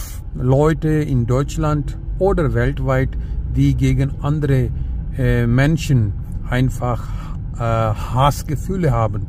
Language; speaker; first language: German; non-native, learner; Urdu